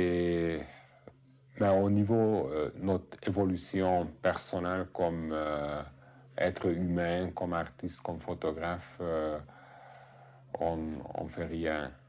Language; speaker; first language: French; non-native, fluent; Hungarian